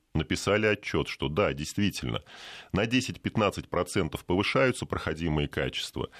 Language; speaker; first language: Russian; native; Russian